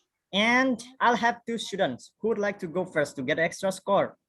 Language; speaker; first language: English; non-native, fluent; Indonesian